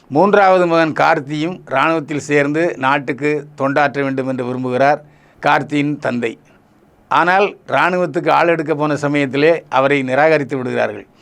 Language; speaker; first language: Tamil; native; Tamil